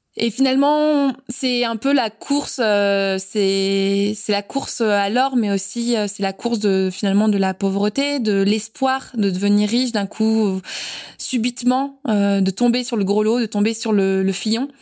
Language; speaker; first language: French; native; French